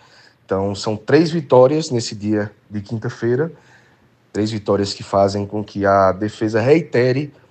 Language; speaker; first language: Portuguese; native; Portuguese